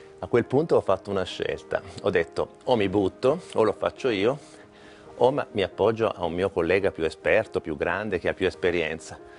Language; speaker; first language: Italian; native; Italian